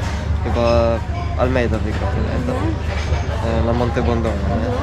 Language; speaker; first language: Polish; non-native, fluent; Italian